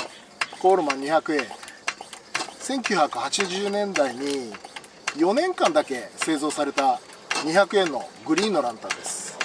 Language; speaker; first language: Japanese; native; Japanese